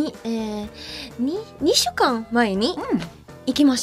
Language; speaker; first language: Japanese; non-native, learner; English